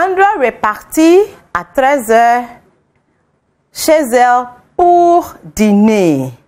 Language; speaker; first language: French; non-native, fluent; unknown